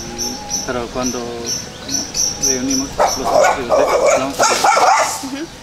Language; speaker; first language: Spanish; non-native, learner; Uzbek